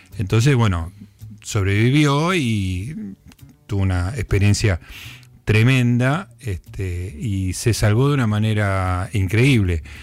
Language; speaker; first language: Spanish; native; Spanish